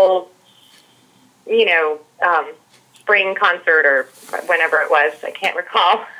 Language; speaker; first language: English; native; English